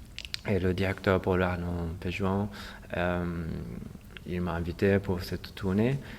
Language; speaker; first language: French; non-native, fluent; Japanese